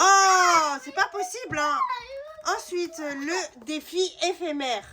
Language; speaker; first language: French; native; French